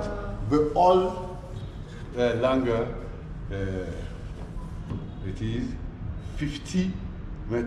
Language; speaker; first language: English; non-native, learner; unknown